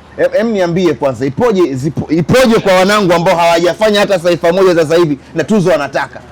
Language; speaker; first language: Swahili; native; Swahili